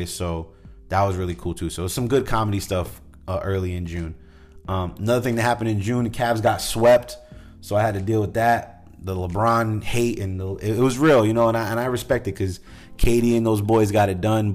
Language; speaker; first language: English; native; English